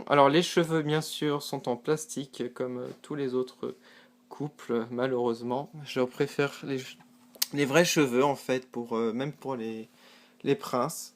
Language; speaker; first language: French; native; French